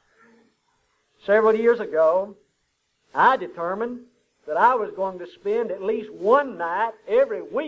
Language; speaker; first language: English; native; English